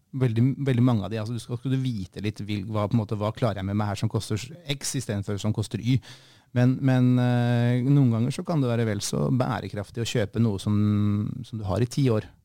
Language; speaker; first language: Norwegian; native; Norwegian